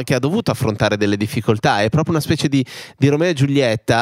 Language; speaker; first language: Italian; native; Italian